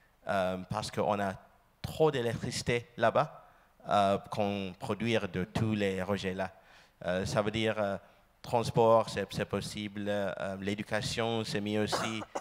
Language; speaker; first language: French; non-native, learner; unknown